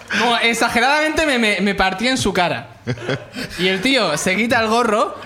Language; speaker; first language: Spanish; early bilingual, other home language; Arabic